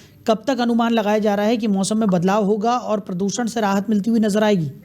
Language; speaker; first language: Hindi; native; Hindi